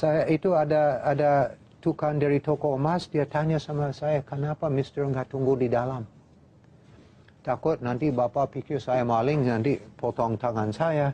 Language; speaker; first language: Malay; non-native, fluent; English